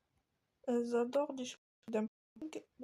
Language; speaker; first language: French; native; French